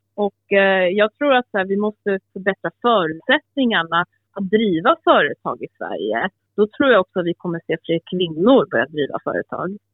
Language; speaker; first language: Swedish; early bilingual, other home language; Albanian